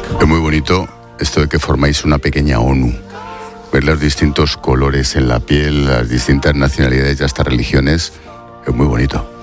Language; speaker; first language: Spanish; native; Spanish